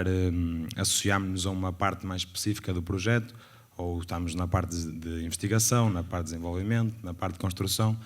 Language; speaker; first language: Portuguese; native; Portuguese